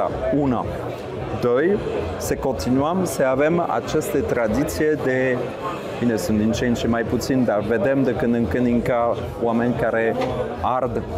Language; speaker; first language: Romanian; non-native, fluent; French